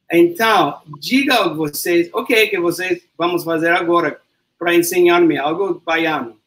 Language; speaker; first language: Portuguese; non-native, learner; English